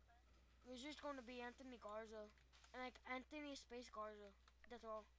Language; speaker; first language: English; native; English